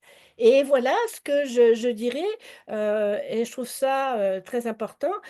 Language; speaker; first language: French; native; French